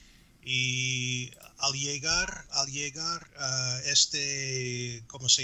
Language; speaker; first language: Spanish; non-native, fluent; English